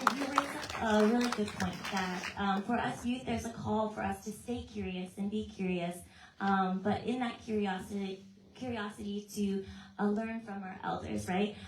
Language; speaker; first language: English; early bilingual, other home language; Vietnamese